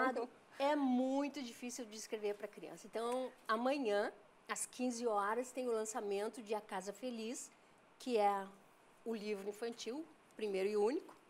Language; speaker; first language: Portuguese; native; Portuguese